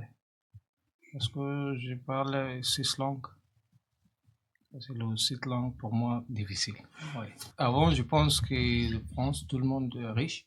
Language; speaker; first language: French; non-native, learner; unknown